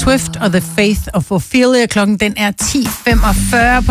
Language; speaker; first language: Danish; native; Danish